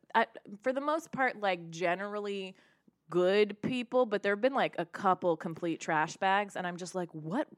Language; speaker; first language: English; early bilingual, other home language; Hindi